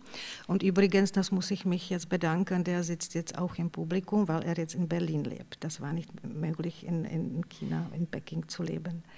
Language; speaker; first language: German; non-native, fluent; Czech